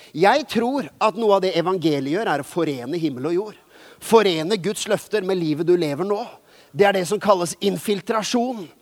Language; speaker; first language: Norwegian; native; Norwegian